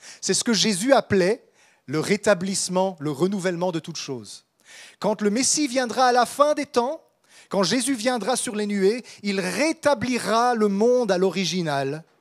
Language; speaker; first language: French; native; French